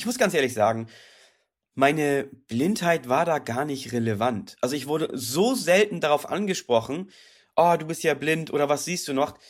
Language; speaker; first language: German; native; German